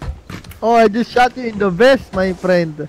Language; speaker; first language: English; non-native, local second language; Filipino